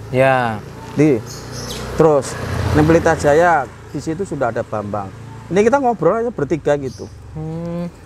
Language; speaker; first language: Indonesian; native; Indonesian